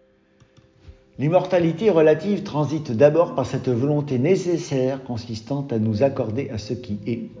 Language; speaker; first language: French; native; French